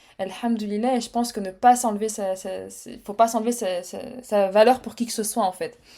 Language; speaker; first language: French; early bilingual, other home language; Arabic